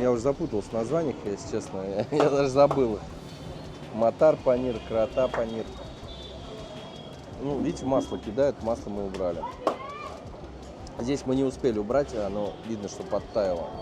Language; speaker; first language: Russian; native; Russian